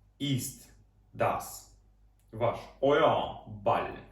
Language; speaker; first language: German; non-native, fluent; Ukrainian